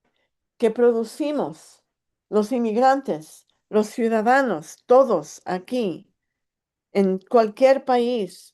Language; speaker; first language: Spanish; early bilingual, heritage; English